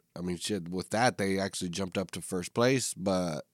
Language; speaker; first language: English; native; English